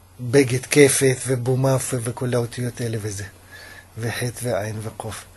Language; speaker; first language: Hebrew; non-native, fluent; Russian